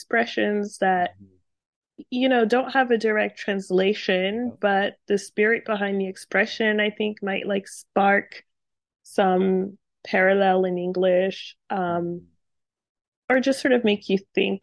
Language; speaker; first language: English; non-native, fluent; French